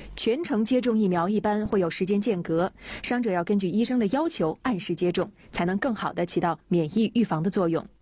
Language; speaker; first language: Chinese; native; Chinese